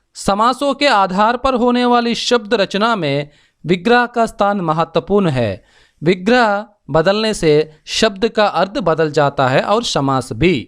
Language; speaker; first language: Hindi; non-native, local second language; Telugu